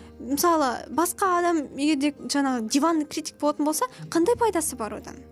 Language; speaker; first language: Kazakh; non-native, local second language; Russian